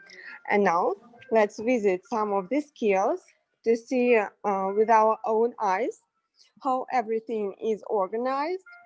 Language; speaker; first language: English; non-native, fluent; Russian